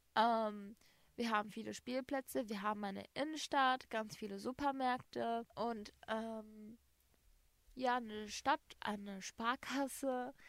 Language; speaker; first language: German; native; German